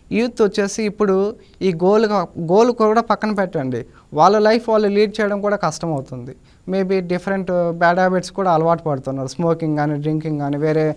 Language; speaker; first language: Telugu; native; Telugu